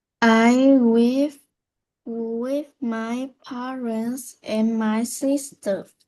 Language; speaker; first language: English; non-native, learner; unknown